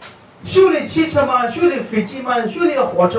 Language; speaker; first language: Chinese; non-native, fluent; Tibetan